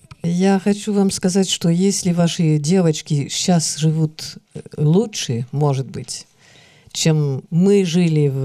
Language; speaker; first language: Russian; early bilingual, heritage; Russian